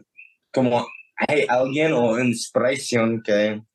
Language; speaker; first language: Spanish; non-native, learner; English